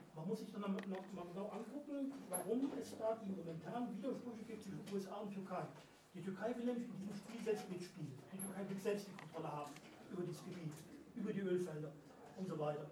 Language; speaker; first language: German; native; German